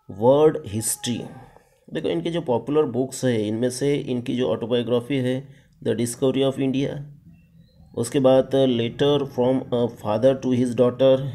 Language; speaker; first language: Hindi; non-native, local second language; Marathi